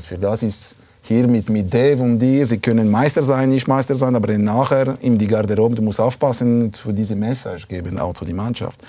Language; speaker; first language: German; non-native, fluent; Italian